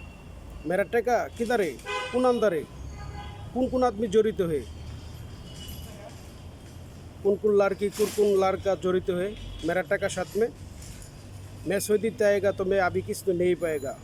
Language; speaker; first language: Hindi; non-native, learner; Bangla